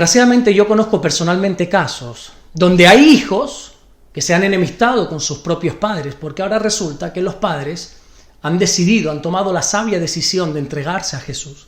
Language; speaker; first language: Spanish; native; Spanish